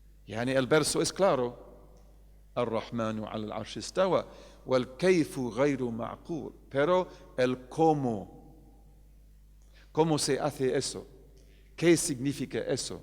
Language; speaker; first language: Spanish; non-native, fluent; English